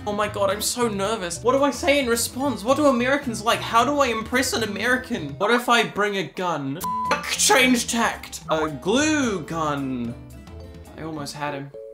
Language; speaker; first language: English; native; English